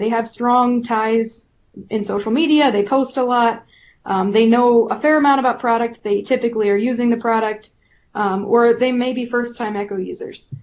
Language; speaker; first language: English; native; English